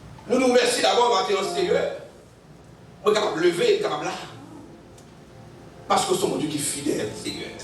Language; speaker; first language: French; non-native, local second language; Haitian Creole